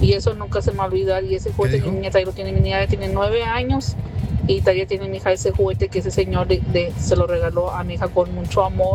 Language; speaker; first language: Spanish; early bilingual, heritage; Spanish